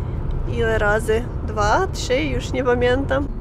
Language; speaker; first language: Polish; non-native, learner; Ukrainian